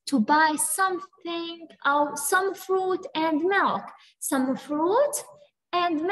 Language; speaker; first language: English; non-native, fluent; Arabic